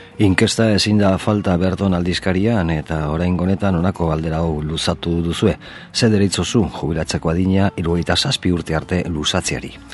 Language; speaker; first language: Basque; native; Basque